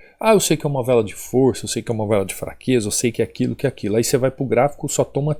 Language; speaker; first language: Portuguese; native; Portuguese